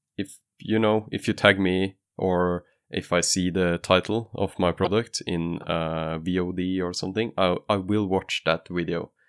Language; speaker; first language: English; non-native, fluent; Norwegian